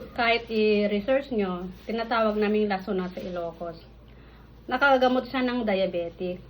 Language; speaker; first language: Filipino; non-native, local second language; Iloko